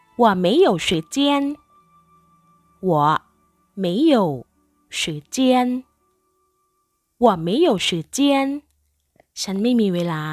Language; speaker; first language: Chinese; non-native, fluent; Thai